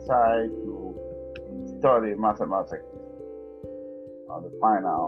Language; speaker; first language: English; non-native, learner; Spanish